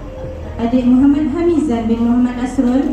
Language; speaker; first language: Malay; native; Malay